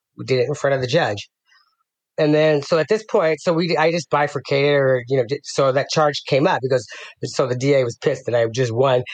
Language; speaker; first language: English; native; English